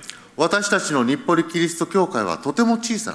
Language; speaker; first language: Japanese; early bilingual, heritage; Japanese